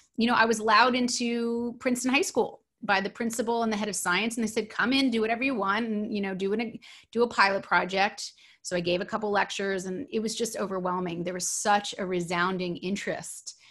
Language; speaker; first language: English; native; English